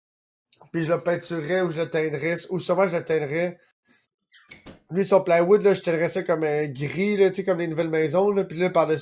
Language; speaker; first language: French; native; French